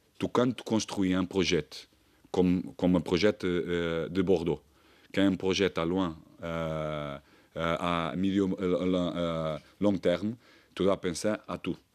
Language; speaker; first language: French; non-native, learner; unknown